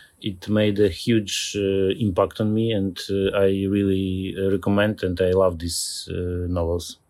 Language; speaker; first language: English; non-native, learner; Ukrainian